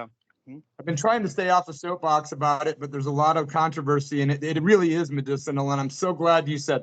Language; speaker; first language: English; native; English